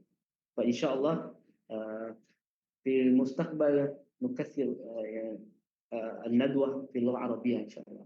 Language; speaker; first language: Arabic; non-native, learner; Malay